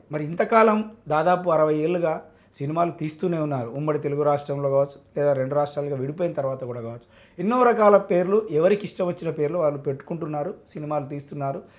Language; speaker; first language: Telugu; native; Telugu